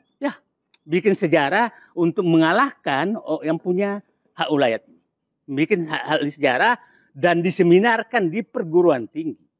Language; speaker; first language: Indonesian; non-native, local second language; Buginese